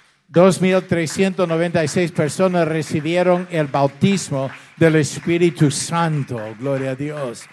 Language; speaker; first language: Spanish; non-native, fluent; English